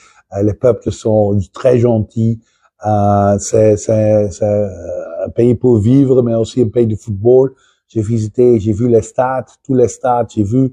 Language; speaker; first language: French; non-native, fluent; Dutch